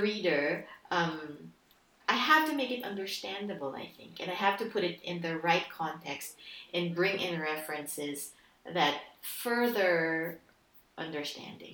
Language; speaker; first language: English; non-native, local second language; Filipino